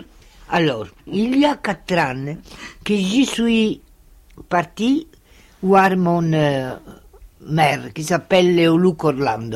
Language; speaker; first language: French; non-native, fluent; Italian